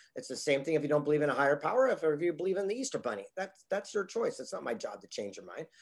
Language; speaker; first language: English; native; English